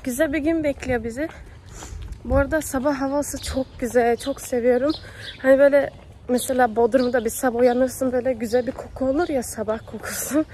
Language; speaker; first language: Turkish; early bilingual, heritage; Turkish